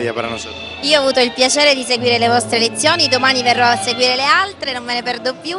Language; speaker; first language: Italian; native; Italian